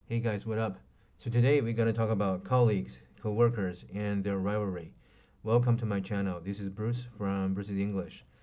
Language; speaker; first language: English; non-native, fluent; Chinese